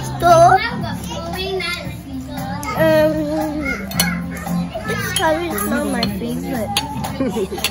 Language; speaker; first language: English; non-native, local second language; Malay